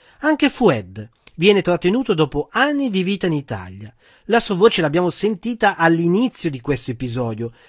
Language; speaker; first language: Italian; native; Italian